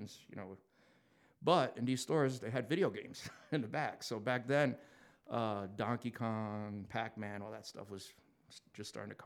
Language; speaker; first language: English; native; English